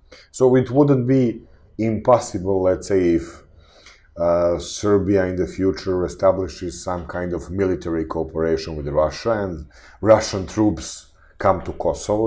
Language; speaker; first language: English; non-native, fluent; Serbian